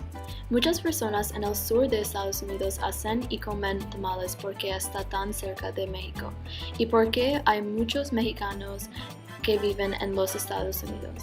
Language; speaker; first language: Spanish; non-native, learner; English